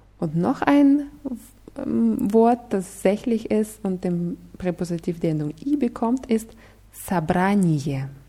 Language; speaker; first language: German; non-native, fluent; Russian